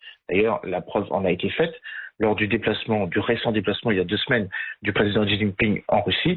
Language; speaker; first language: French; native; French